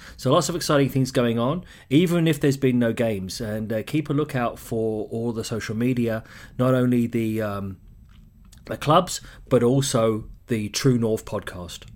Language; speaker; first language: English; native; English